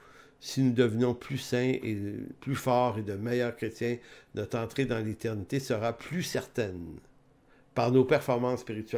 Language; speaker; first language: French; native; French